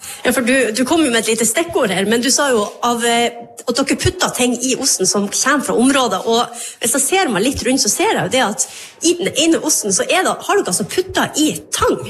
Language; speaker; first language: Norwegian; native; Norwegian